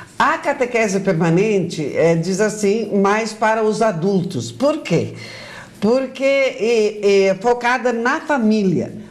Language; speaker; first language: Portuguese; native; Portuguese